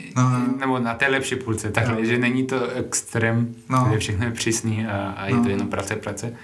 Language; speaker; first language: Czech; non-native, fluent; Spanish